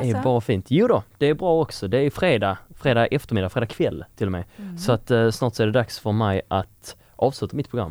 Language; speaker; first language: Swedish; native; Swedish